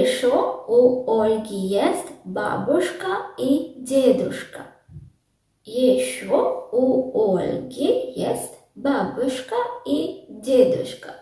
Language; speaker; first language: Russian; non-native, learner; Sinhala